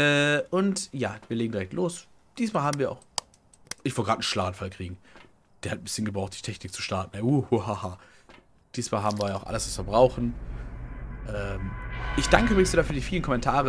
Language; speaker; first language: German; native; German